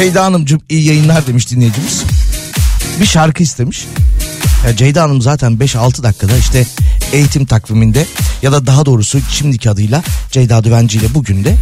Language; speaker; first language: Turkish; native; Turkish